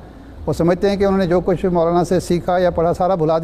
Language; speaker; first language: Urdu; native; Urdu